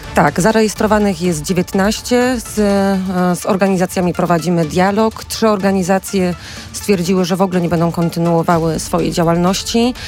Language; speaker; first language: Polish; native; Polish